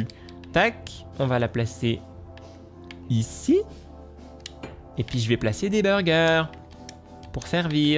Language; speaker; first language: French; native; French